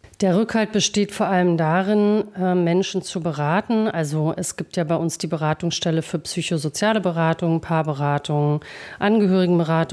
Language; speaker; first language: German; native; German